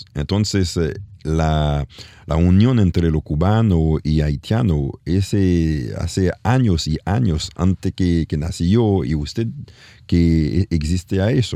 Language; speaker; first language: Spanish; non-native, learner; French